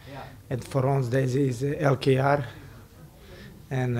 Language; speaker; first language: Dutch; non-native, learner; Serbian